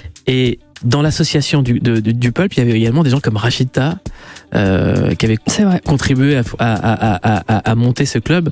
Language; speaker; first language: French; native; French